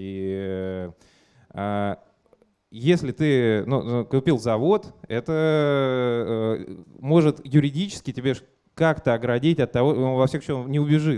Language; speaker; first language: Russian; native; Russian